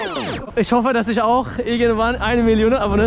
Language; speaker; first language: German; non-native, learner; Persian